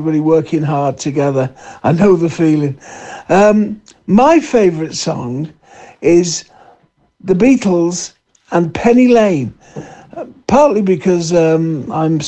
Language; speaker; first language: English; native; English